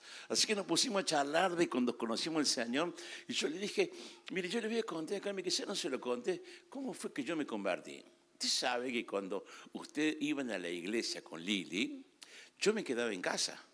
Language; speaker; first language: Spanish; native; Spanish